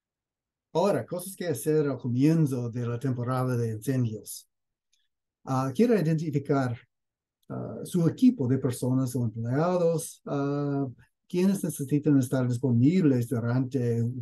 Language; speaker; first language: Spanish; non-native, fluent; English